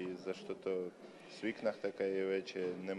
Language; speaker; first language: Bulgarian; non-native, learner; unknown